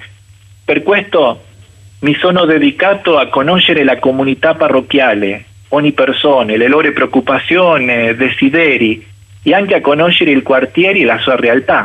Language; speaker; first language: Italian; non-native, fluent; Spanish